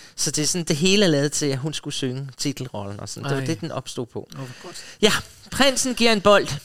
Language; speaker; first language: Danish; native; Danish